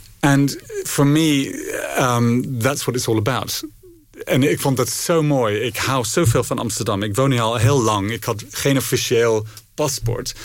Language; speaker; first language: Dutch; non-native, fluent; English